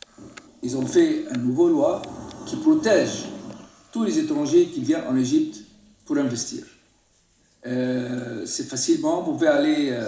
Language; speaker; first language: French; non-native, local second language; Arabic